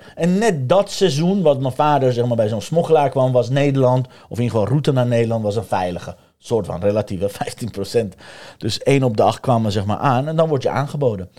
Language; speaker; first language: Dutch; non-native, fluent; Persian